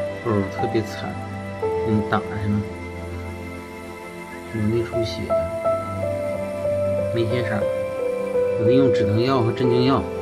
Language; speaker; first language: Chinese; native; Chinese